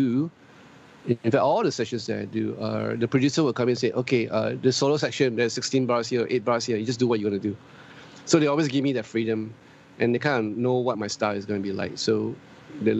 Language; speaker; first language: English; native; English